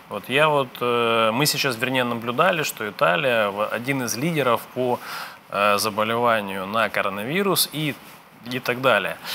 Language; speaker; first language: Russian; native; Russian